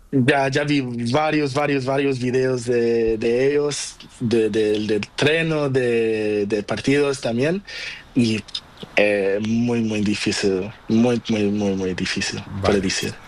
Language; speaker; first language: Spanish; non-native, learner; Portuguese